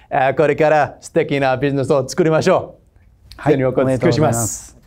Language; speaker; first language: Japanese; non-native, fluent; English